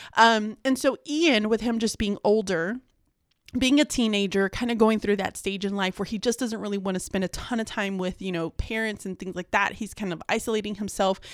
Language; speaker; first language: English; early bilingual, other home language; Spanish